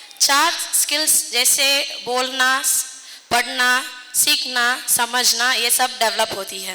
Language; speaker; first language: Hindi; non-native, local second language; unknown